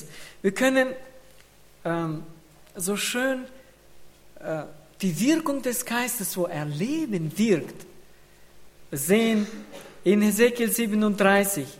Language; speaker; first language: German; non-native, fluent; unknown